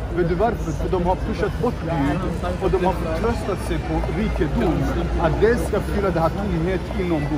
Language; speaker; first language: Swedish; non-native, fluent; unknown